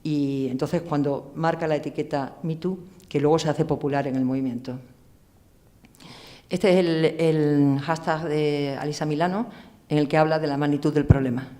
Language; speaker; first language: Spanish; native; Spanish